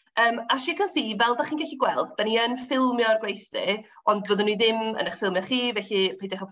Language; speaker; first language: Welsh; native; Welsh